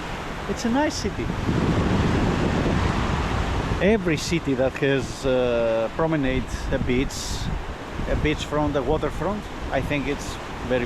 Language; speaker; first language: English; non-native, learner; Greek